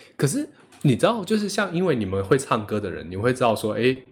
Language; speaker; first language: Chinese; non-native, local second language; Hakka Chinese